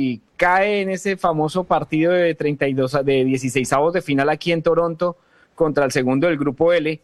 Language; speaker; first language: Spanish; native; Spanish